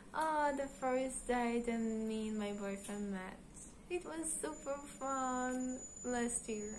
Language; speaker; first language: English; non-native, learner; Hebrew